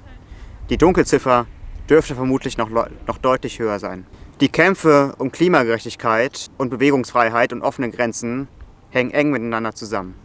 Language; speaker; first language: German; native; German